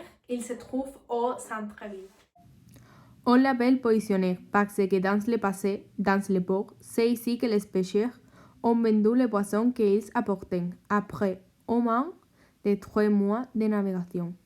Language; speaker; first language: French; non-native, learner; Spanish